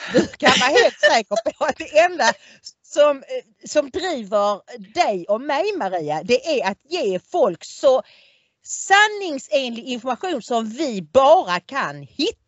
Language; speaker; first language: Swedish; native; Swedish